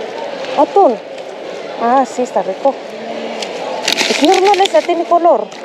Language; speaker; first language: Spanish; non-native, fluent; Filipino